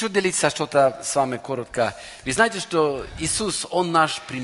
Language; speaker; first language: Russian; non-native, learner; Norwegian